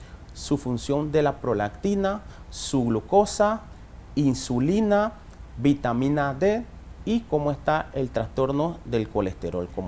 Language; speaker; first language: Spanish; native; Spanish